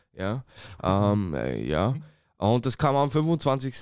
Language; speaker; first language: German; early bilingual, other home language; Romanian